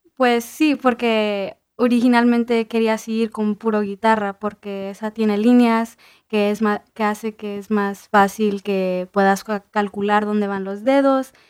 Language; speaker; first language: Spanish; early bilingual, heritage; Spanish